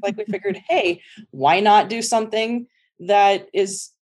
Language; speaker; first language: English; native; English